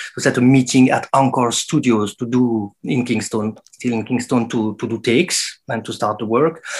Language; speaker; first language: English; non-native, fluent; French